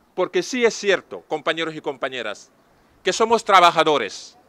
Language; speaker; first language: Spanish; non-native, fluent; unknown